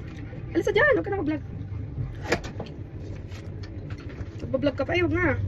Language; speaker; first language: Filipino; native; Filipino